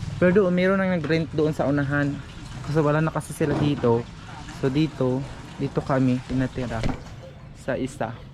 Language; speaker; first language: Filipino; non-native, local second language; Cebuano